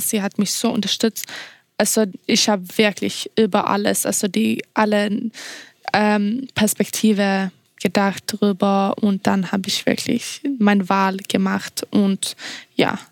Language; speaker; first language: German; non-native, fluent; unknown